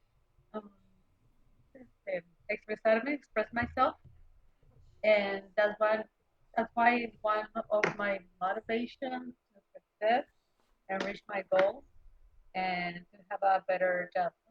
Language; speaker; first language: English; non-native, learner; Spanish